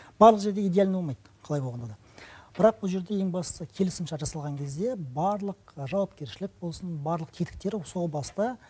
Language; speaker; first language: Kazakh; non-native, local second language; Russian